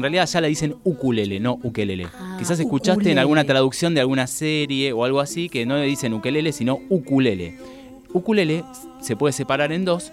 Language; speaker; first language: Spanish; native; Spanish